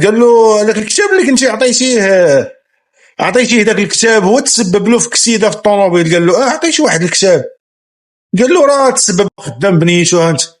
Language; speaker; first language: Arabic; native; Arabic